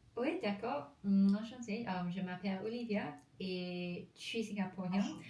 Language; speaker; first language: French; non-native, learner; English